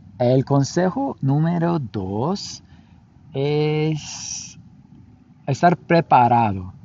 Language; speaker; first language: Spanish; non-native, learner; English